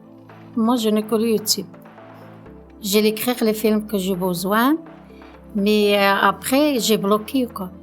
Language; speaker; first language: French; non-native, learner; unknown